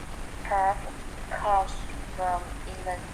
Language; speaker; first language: English; non-native, learner; Vietnamese